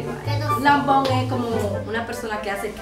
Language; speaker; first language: Spanish; native; Spanish